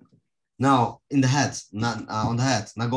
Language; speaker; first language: English; non-native, fluent; Russian